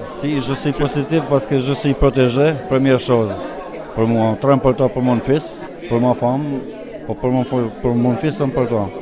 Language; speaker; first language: French; non-native, learner; Albanian